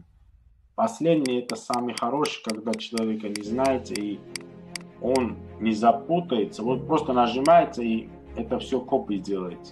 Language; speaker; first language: Russian; non-native, learner; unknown